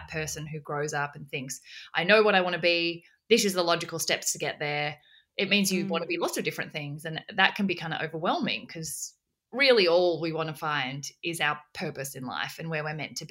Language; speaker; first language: English; native; English